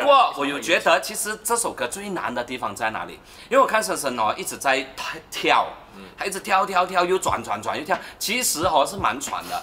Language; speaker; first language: Chinese; native; Chinese